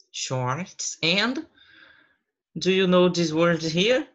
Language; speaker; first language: English; non-native, fluent; Portuguese